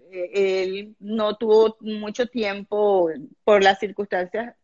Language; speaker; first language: Spanish; native; Spanish